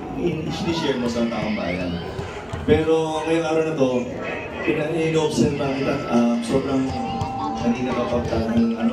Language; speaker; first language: Filipino; native; Filipino